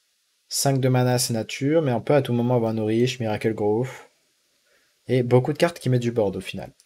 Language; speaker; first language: French; native; French